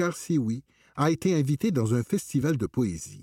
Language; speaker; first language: French; native; French